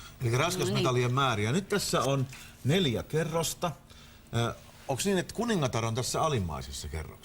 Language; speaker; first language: Finnish; native; Finnish